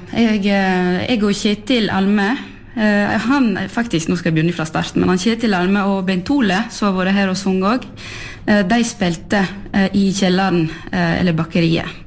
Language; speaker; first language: Norwegian; early bilingual, heritage; French